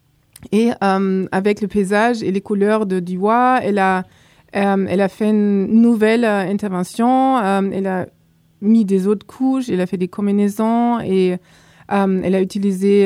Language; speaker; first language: French; non-native, fluent; German